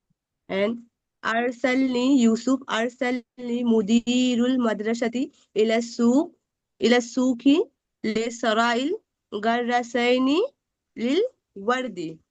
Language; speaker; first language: Arabic; non-native, learner; Urdu